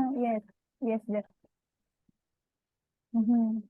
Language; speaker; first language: English; non-native, learner; Indonesian